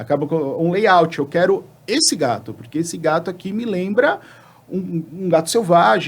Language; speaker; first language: Portuguese; native; Portuguese